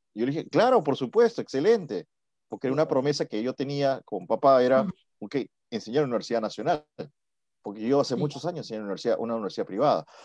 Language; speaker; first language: Spanish; native; Spanish